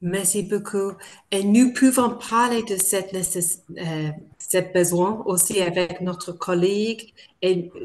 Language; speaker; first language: French; non-native, fluent; English